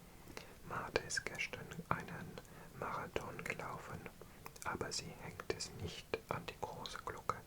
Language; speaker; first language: German; non-native, learner; English